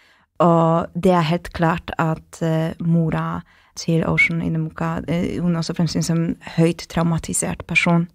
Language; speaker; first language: Norwegian; non-native, fluent; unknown